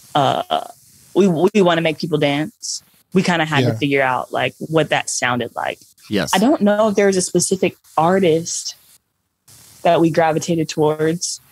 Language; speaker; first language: English; native; English